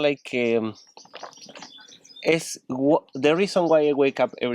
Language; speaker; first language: English; non-native, learner; Spanish